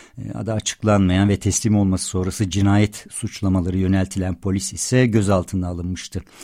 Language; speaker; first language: Turkish; native; Turkish